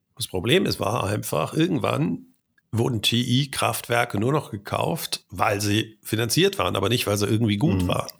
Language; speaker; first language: German; native; German